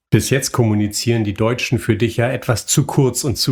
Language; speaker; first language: German; native; German